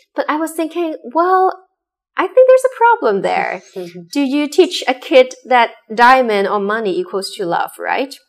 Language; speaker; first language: English; non-native, local second language; Cantonese